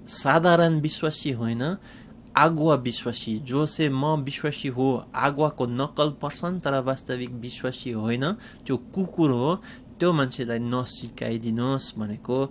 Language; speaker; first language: Nepali; non-native, fluent; English